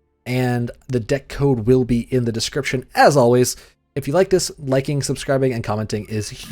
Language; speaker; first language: English; native; English